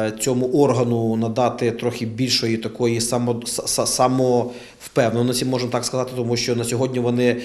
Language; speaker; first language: Ukrainian; native; Ukrainian